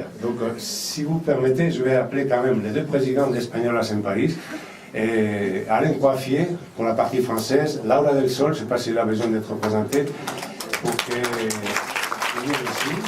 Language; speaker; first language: French; native; French